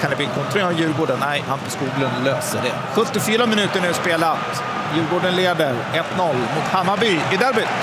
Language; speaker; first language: Swedish; native; Swedish